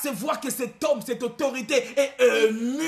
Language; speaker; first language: French; non-native, local second language; Lingala